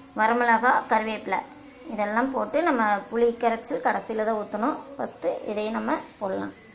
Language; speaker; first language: Tamil; non-native, local second language; Telugu